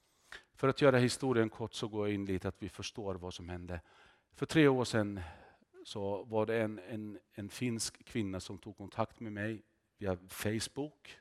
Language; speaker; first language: Swedish; non-native, fluent; Finnish